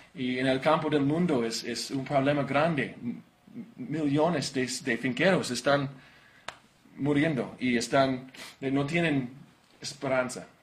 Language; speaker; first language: Spanish; non-native, learner; English